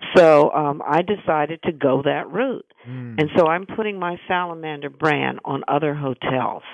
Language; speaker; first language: English; native; English